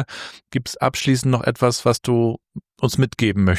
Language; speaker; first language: German; native; German